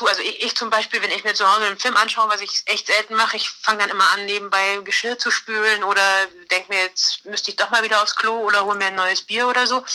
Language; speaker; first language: German; native; German